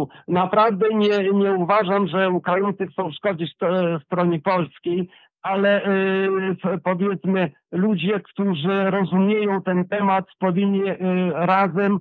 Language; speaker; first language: Polish; early bilingual, heritage; Polish